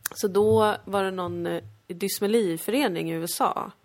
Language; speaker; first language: Swedish; native; Swedish